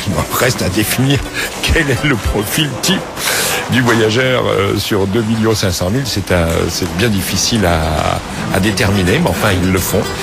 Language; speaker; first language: French; native; French